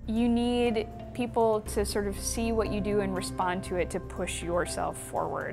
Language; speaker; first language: English; native; English